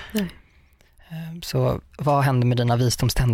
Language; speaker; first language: Swedish; native; Swedish